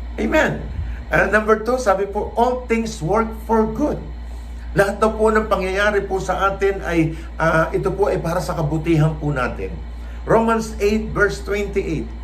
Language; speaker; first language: Filipino; non-native, local second language; Cebuano